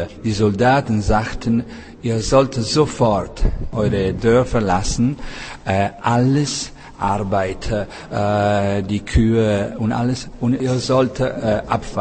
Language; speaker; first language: German; non-native, learner; Italian